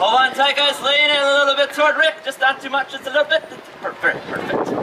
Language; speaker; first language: English; native; English